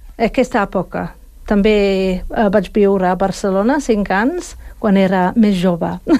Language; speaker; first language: Catalan; non-native, fluent; English